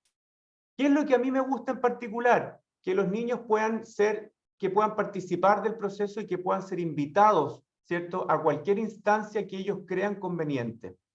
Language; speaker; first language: Spanish; native; Spanish